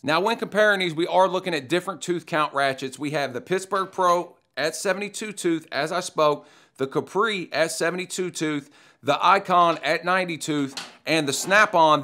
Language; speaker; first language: English; native; English